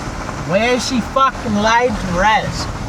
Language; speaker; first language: English; native; English